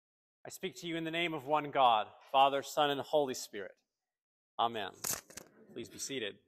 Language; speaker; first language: English; native; English